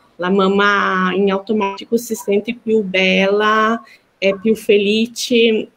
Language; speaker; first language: Italian; non-native, fluent; Portuguese